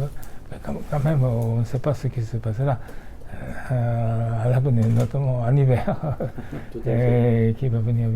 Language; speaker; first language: French; non-native, fluent; Japanese